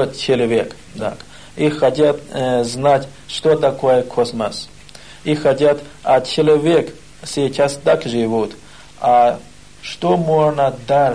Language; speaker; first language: Russian; non-native, learner; Chinese